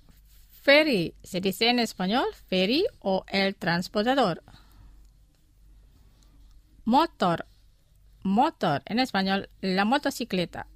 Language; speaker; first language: Spanish; non-native, fluent; Indonesian